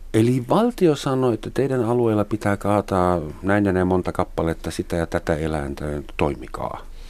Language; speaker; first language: Finnish; non-native, fluent; German